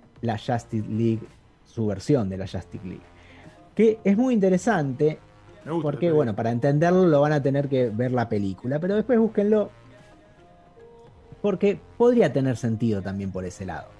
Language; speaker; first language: Spanish; native; Spanish